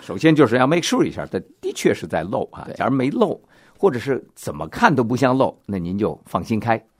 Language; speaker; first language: Chinese; native; Chinese